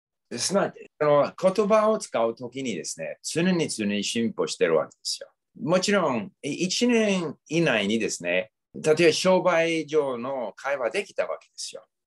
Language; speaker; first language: Japanese; non-native, fluent; English